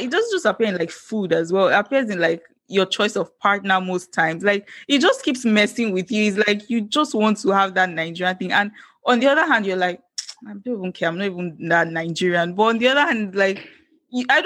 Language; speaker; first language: English; non-native, local second language; Yoruba